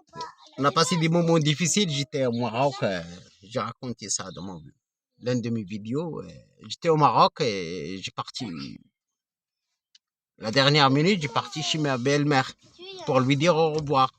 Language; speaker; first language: French; non-native, fluent; Arabic